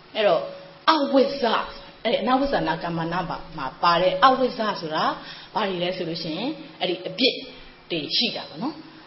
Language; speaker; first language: Burmese; native; Burmese